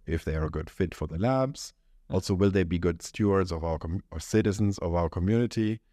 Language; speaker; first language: English; non-native, fluent; German